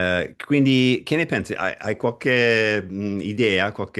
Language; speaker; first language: Italian; non-native, fluent; English